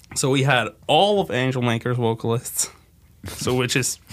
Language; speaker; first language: English; non-native, fluent; Slovak